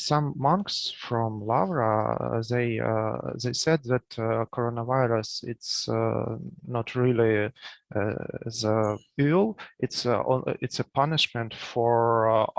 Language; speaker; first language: English; non-native, learner; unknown